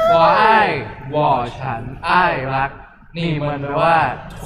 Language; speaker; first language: Chinese; non-native, learner; Thai